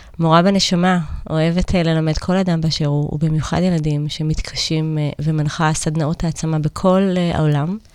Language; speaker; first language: Hebrew; native; Hebrew